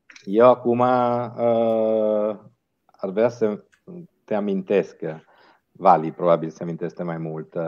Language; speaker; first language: Romanian; non-native, fluent; Italian